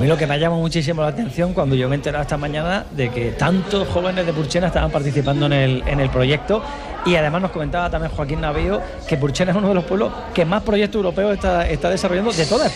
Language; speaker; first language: Spanish; native; Spanish